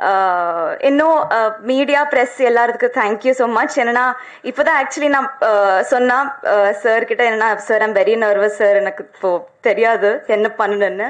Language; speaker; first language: Tamil; non-native, learner; Telugu